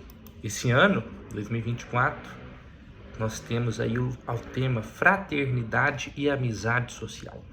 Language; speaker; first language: Portuguese; native; Portuguese